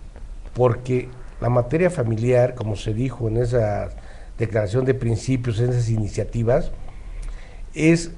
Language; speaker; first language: Spanish; native; Spanish